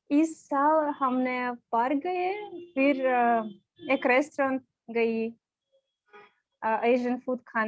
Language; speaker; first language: Hindi; non-native, learner; Russian